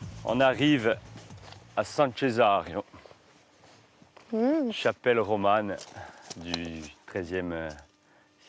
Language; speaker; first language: French; native; French